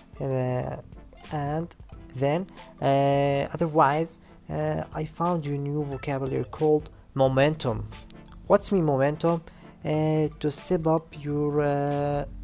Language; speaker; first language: English; non-native, learner; Arabic